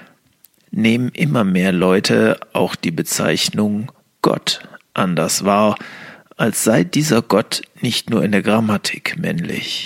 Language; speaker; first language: German; native; German